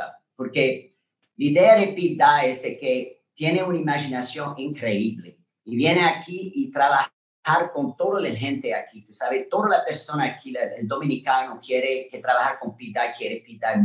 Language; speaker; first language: Spanish; non-native, learner; French